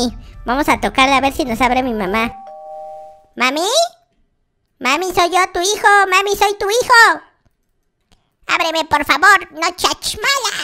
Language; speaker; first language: Spanish; native; Spanish